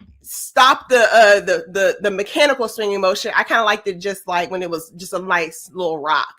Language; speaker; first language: English; native; English